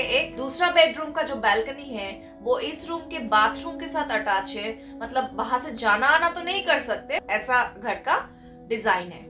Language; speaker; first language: Hindi; non-native, local second language; Bangla